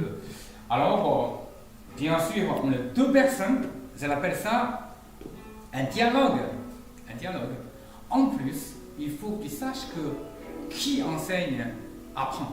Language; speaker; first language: French; non-native, fluent; Chinese